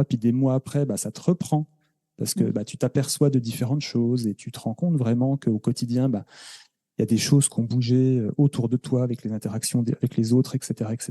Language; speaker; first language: French; native; French